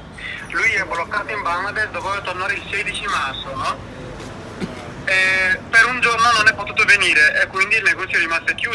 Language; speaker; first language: Italian; non-native, fluent; Bangla